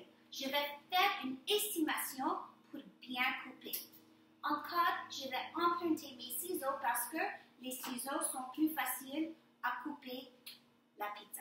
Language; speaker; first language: French; non-native, fluent; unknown